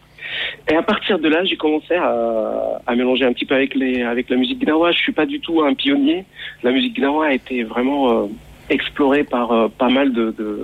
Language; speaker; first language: French; non-native, local second language; Arabic